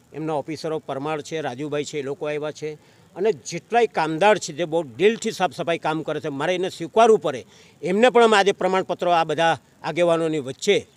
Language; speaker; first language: Gujarati; native; Gujarati